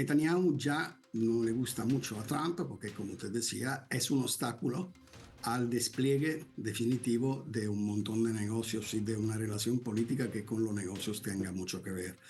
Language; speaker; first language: Spanish; non-native, fluent; Italian